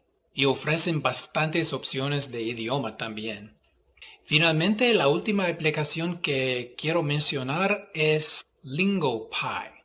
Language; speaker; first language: Spanish; non-native, fluent; English